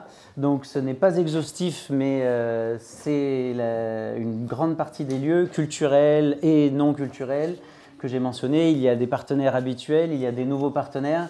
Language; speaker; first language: French; native; French